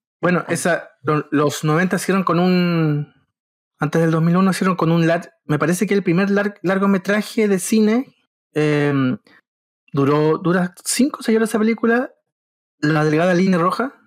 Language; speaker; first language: Spanish; native; Spanish